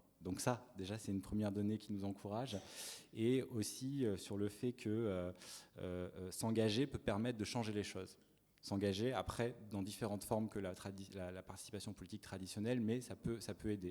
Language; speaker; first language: French; native; French